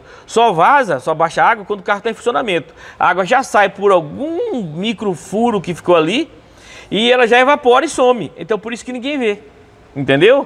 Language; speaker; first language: Portuguese; native; Portuguese